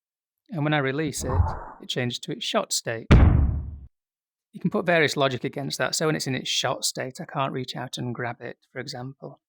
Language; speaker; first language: English; native; English